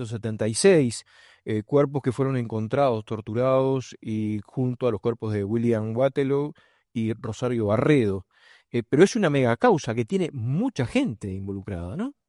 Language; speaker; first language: Spanish; native; Spanish